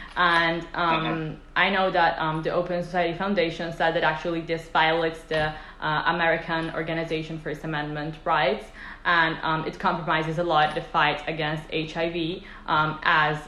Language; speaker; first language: English; non-native, fluent; Italian